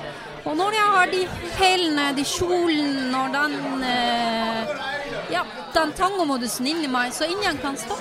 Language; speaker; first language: Norwegian; non-native, fluent; Turkish